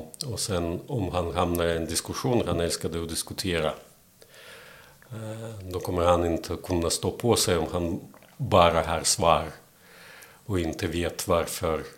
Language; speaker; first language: Swedish; non-native, fluent; Belarusian